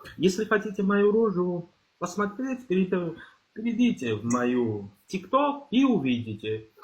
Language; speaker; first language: Russian; non-native, local second language; Georgian